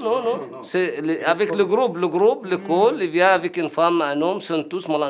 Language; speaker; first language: French; non-native, learner; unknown